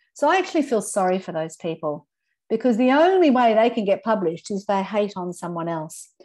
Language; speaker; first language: English; native; English